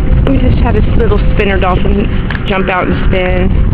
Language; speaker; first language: English; native; English